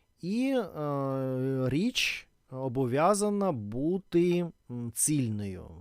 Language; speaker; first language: Ukrainian; non-native, learner; Russian